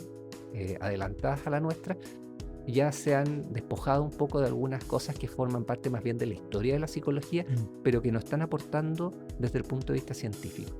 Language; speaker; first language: Spanish; native; Spanish